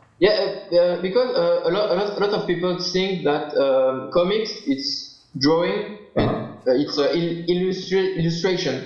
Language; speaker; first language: English; non-native, learner; French